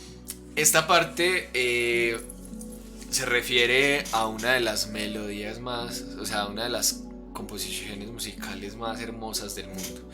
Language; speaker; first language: Spanish; native; Spanish